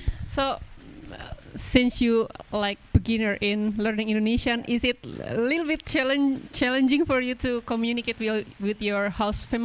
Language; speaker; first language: English; non-native, local second language; Indonesian